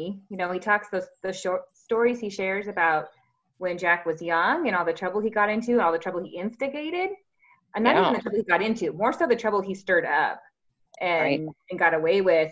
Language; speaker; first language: English; native; English